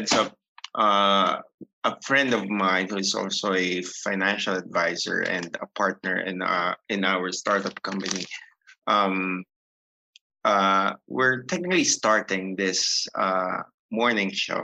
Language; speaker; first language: English; non-native, local second language; Filipino